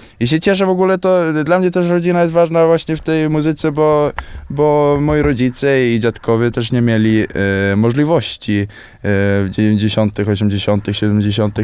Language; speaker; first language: Polish; early bilingual, heritage; Polish